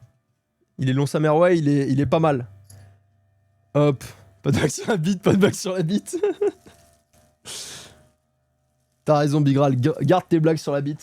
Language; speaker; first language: French; native; French